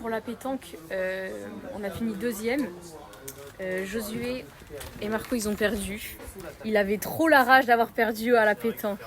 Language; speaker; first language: French; native; French